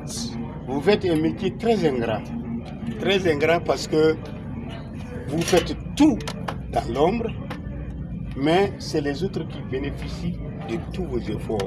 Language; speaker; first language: French; non-native, local second language; Bambara